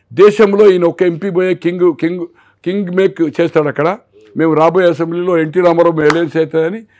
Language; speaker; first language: Telugu; native; Telugu